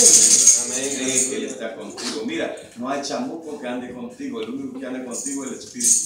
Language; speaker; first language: Spanish; native; Spanish